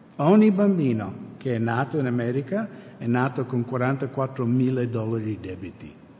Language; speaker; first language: Italian; non-native, fluent; English